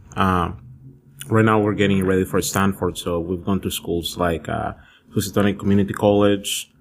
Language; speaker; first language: English; early bilingual, other home language; Spanish